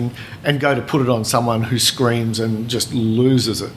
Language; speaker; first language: English; native; English